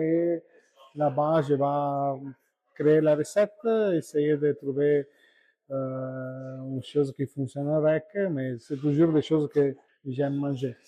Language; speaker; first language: French; non-native, learner; Italian